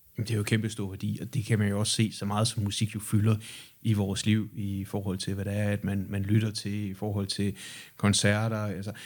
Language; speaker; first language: Danish; native; Danish